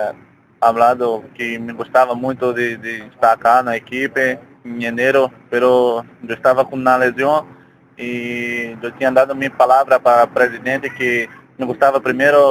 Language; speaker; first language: Spanish; non-native, learner; Portuguese